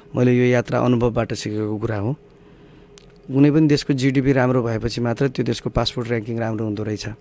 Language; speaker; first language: Nepali; native; Nepali